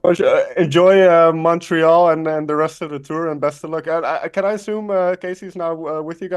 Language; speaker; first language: English; non-native, fluent; Dutch